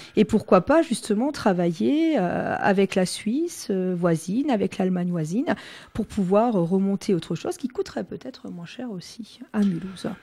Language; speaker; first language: French; non-native, local second language; Swiss German